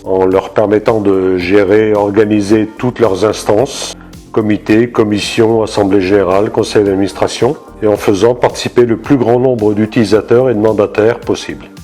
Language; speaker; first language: French; native; French